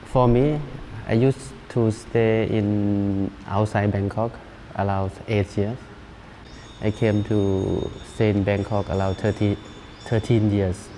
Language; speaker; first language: English; non-native, learner; Thai